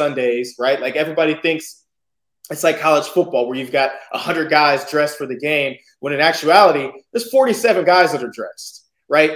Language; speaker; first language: English; native; English